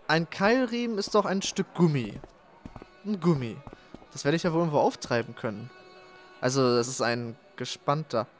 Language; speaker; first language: German; native; German